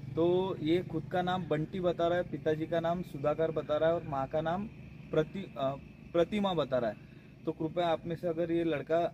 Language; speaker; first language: Hindi; non-native, local second language; Marathi